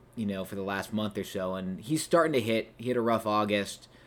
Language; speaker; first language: English; native; English